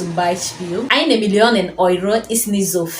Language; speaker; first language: German; non-native, fluent; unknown